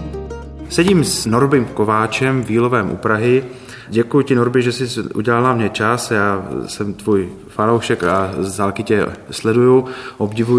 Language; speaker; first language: Czech; native; Czech